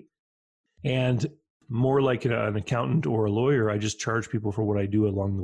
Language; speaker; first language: English; native; English